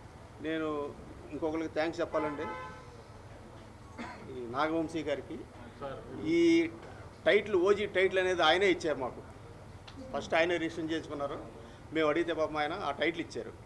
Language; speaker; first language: Telugu; native; Telugu